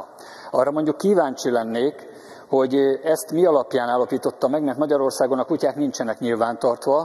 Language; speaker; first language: Hungarian; native; Hungarian